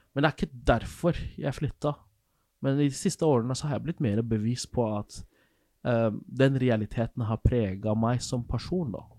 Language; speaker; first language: Norwegian; non-native, fluent; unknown